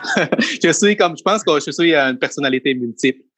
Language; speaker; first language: French; non-native, fluent; Thai